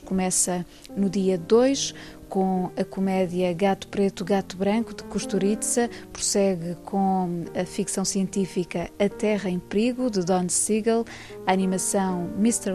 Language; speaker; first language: Portuguese; native; Portuguese